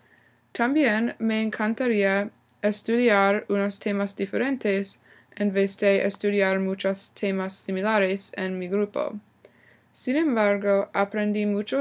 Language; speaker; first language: Spanish; non-native, learner; English